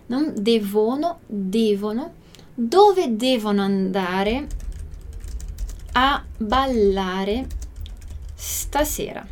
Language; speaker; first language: Italian; non-native, fluent; Portuguese